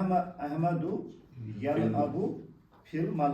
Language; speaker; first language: Arabic; non-native, learner; Urdu